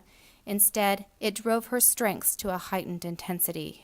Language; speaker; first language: English; native; English